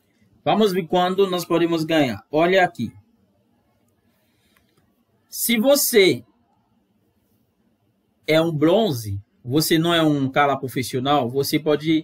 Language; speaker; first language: Portuguese; non-native, fluent; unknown